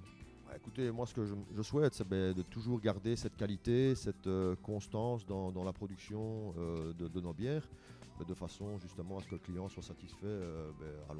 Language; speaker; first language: French; native; French